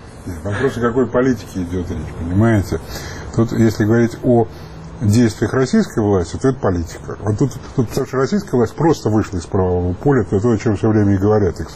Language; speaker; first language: Russian; native; Russian